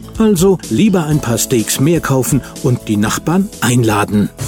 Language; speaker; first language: German; native; German